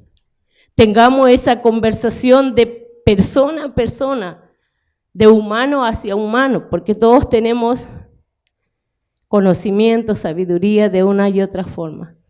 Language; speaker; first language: Spanish; non-native, local second language; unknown